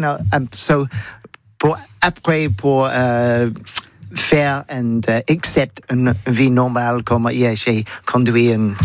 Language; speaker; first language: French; non-native, learner; English